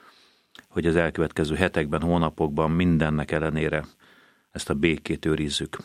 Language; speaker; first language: Hungarian; native; Hungarian